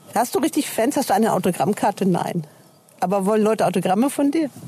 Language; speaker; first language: German; native; German